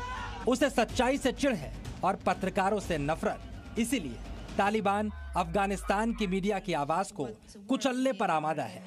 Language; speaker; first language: Hindi; native; Hindi